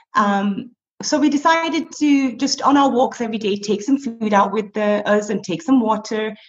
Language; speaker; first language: English; native; English